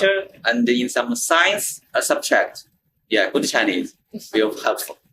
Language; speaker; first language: English; non-native, learner; Chinese